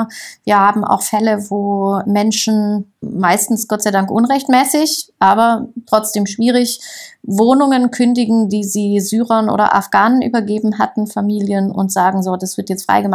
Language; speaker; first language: German; native; German